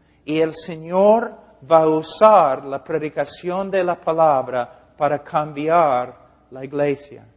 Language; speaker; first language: Spanish; non-native, fluent; English